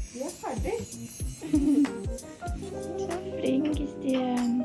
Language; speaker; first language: Norwegian; non-native, learner; Thai